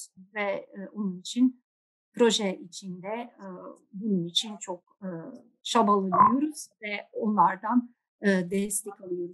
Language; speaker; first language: Turkish; non-native, fluent; Dutch